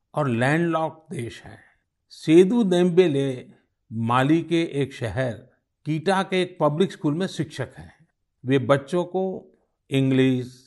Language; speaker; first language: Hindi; non-native, local second language; Gujarati